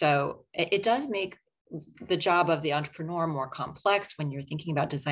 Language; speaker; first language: English; native; English